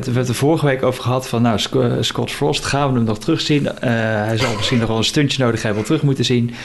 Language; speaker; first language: Dutch; native; Dutch